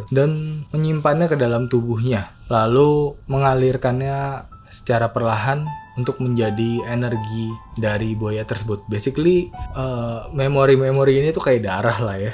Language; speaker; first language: Indonesian; native; Indonesian